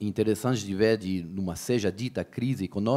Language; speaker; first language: Portuguese; native; Portuguese